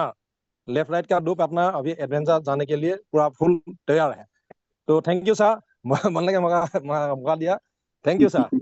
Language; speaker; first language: Hindi; non-native, local second language; Assamese